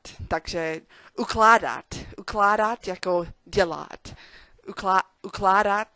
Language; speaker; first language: Czech; non-native, learner; English